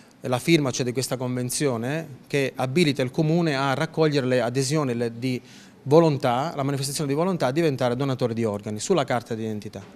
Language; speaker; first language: Italian; native; Italian